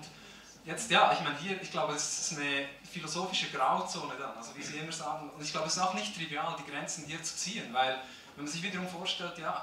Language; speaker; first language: German; native; German